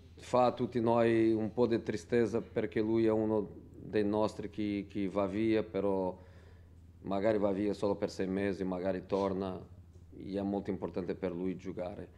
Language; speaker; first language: Italian; non-native, fluent; Portuguese